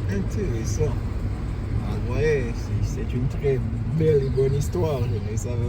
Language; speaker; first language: French; non-native, local second language; Haitian Creole